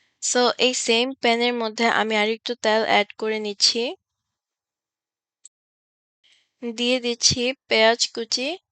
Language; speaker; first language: Bangla; early bilingual, heritage; Bangla